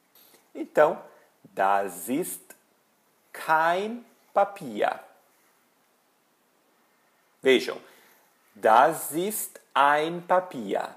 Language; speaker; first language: German; non-native, fluent; Portuguese